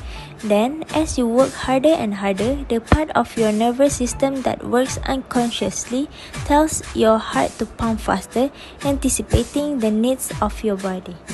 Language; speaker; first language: English; non-native, local second language; Malay